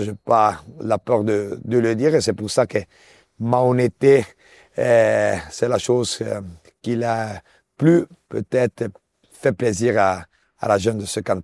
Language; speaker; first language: French; non-native, local second language; Italian